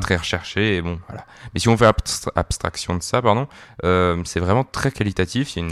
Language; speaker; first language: French; native; French